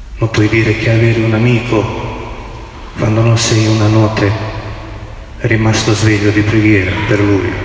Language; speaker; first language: Italian; non-native, fluent; Croatian